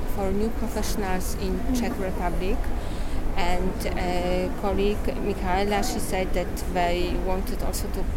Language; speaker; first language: English; non-native, learner; Polish